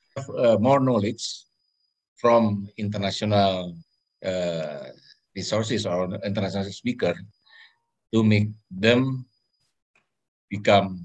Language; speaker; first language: English; non-native, fluent; Indonesian